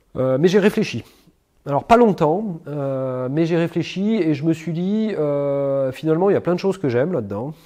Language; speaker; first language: French; native; French